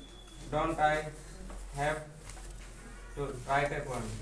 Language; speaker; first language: English; non-native, learner; Hindi